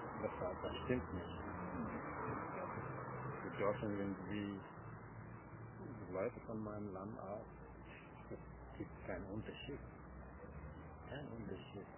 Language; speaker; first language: German; non-native, learner; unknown